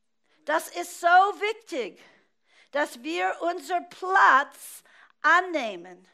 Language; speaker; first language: German; non-native, fluent; English